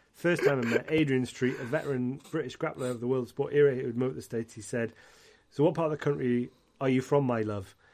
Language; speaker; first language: English; native; English